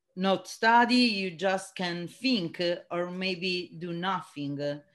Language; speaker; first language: English; non-native, learner; Italian